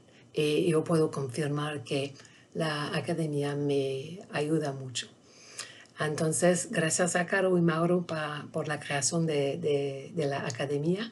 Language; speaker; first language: Spanish; non-native, learner; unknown